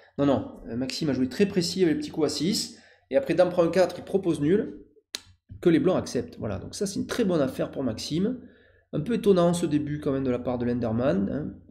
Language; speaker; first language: French; native; French